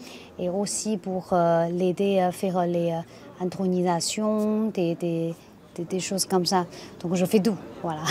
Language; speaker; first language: French; non-native, fluent; Chinese